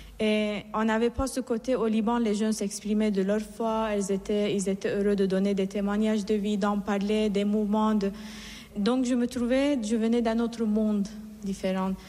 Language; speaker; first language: French; non-native, fluent; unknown